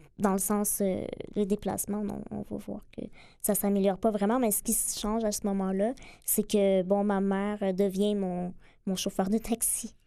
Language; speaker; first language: French; native; French